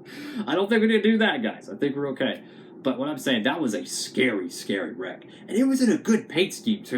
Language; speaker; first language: English; native; English